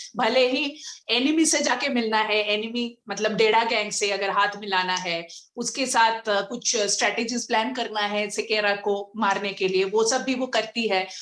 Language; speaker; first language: Hindi; non-native, local second language; Bangla